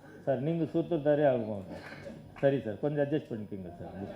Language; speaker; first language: Tamil; non-native, learner; Kannada